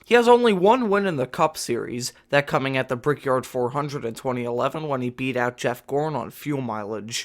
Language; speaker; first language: English; native; English